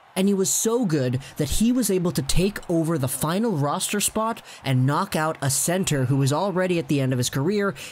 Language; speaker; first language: English; native; English